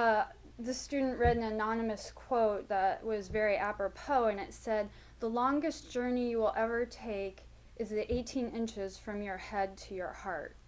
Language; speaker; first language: English; native; English